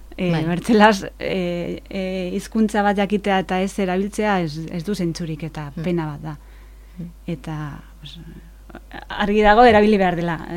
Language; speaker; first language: Basque; non-native, local second language; Spanish